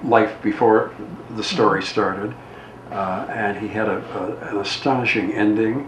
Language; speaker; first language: English; native; English